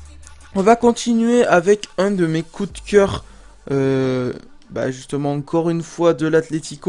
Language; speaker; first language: French; native; French